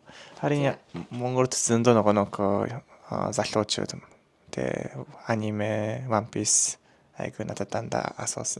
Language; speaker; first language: Mongolian; non-native, learner; Japanese